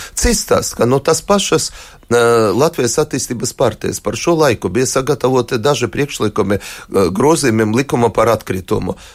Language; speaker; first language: Latvian; non-native, local second language; Russian